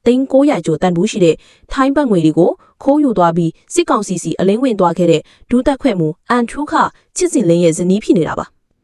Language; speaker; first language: Burmese; native; Burmese